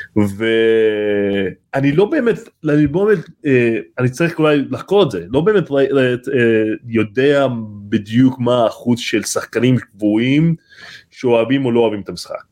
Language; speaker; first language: Hebrew; non-native, local second language; Arabic